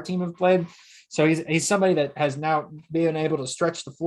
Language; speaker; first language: English; native; English